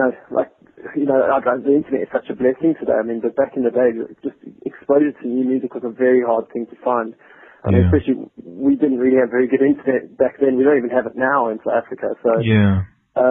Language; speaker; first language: English; native; English